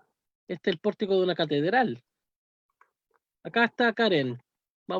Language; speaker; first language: Spanish; native; Spanish